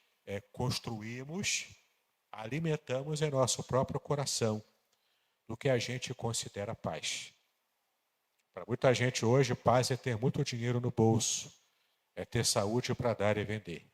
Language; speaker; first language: Portuguese; native; Portuguese